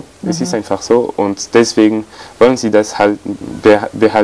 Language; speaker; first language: German; non-native, fluent; French